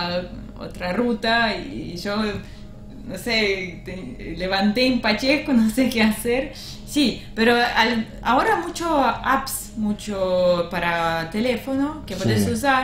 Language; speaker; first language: Spanish; non-native, learner; Russian